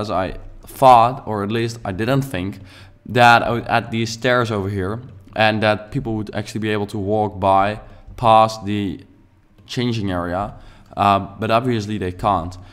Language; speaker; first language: English; non-native, fluent; Dutch